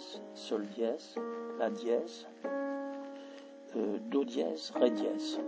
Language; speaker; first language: French; native; French